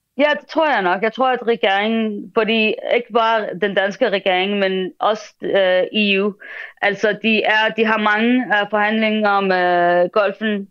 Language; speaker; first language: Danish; early bilingual, other home language; Arabic